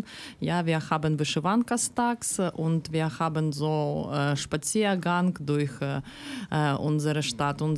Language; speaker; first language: German; non-native, learner; Ukrainian